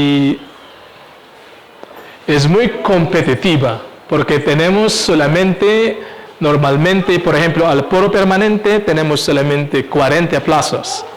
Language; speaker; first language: Spanish; non-native, fluent; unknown